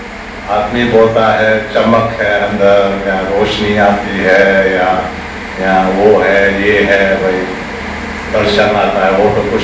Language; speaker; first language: Hindi; early bilingual, heritage; Hindi